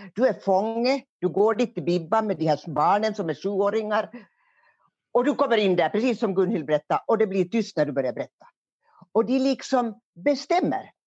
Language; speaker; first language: Swedish; native; Swedish